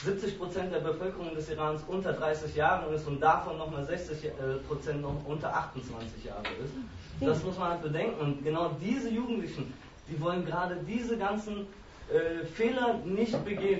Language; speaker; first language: German; native; German